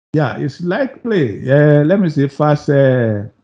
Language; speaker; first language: English; non-native, local second language; Yoruba